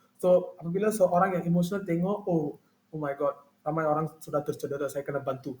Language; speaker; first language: Malay; non-native, local second language; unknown